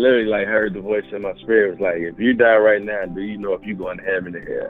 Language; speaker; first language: English; native; English